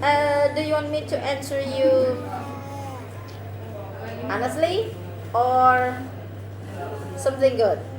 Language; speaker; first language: English; non-native, fluent; Indonesian